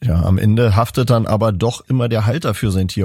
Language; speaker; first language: German; native; German